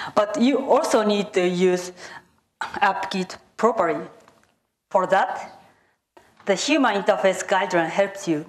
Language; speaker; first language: English; non-native, fluent; Japanese